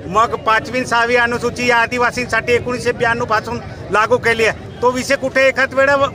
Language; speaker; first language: Marathi; non-native, local second language; Bhili